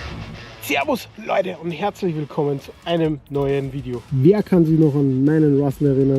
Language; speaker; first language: German; native; German